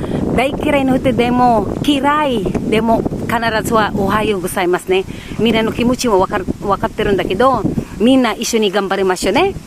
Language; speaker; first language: Japanese; non-native, fluent; Filipino